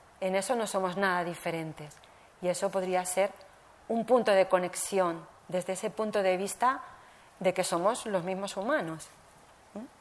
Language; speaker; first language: Spanish; native; Spanish